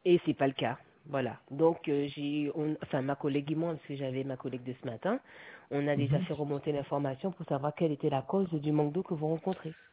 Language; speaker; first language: French; native; French